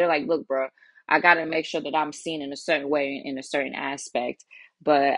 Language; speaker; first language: English; early bilingual, other home language; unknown